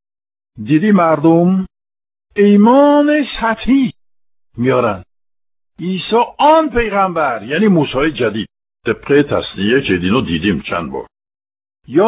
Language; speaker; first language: Persian; non-native, fluent; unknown